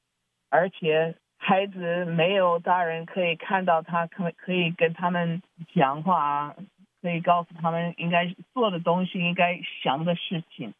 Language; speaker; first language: Chinese; early bilingual, heritage; Chinese